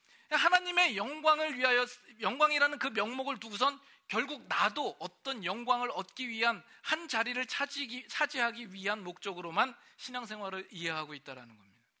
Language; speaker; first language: Korean; native; Korean